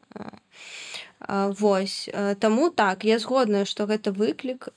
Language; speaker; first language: Belarusian; non-native, local second language; Russian